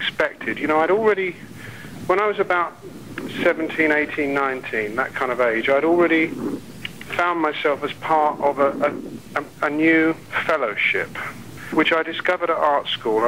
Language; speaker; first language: English; native; English